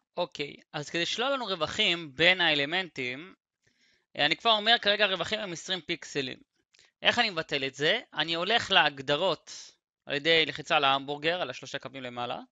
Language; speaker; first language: Hebrew; native; Hebrew